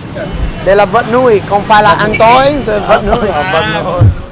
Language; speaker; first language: Vietnamese; non-native, learner; English